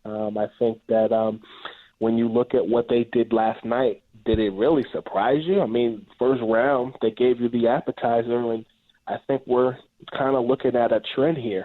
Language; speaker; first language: English; native; English